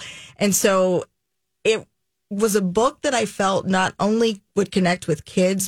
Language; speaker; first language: English; native; English